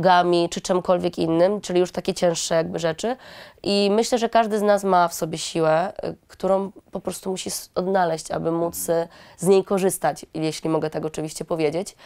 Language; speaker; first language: Polish; native; Polish